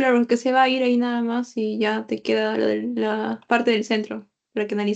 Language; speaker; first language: Spanish; native; Spanish